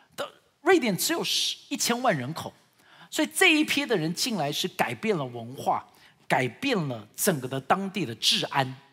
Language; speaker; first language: Chinese; early bilingual, heritage; Chinese